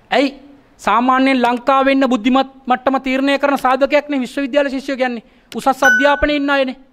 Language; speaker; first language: Sinhala; non-native, local second language; Tamil